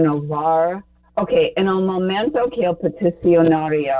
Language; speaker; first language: Spanish; non-native, fluent; English